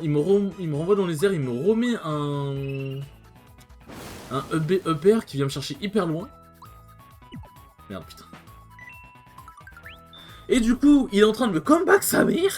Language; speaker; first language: French; native; French